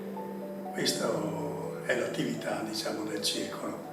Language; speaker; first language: Italian; native; Italian